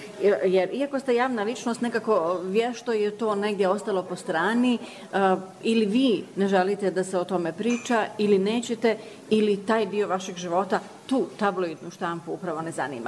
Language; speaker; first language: Serbian; native; Serbian